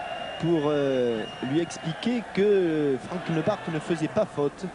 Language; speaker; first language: French; native; French